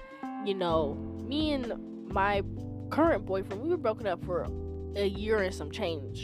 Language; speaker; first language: English; native; English